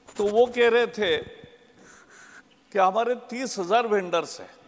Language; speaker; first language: Hindi; non-native, local second language; Marathi